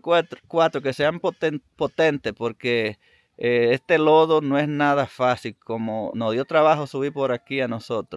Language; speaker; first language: Spanish; native; Spanish